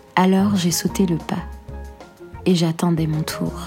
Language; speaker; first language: French; non-native, local second language; Arabic